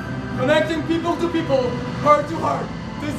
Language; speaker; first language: English; non-native, learner; Korean